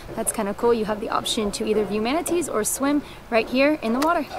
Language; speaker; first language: English; native; English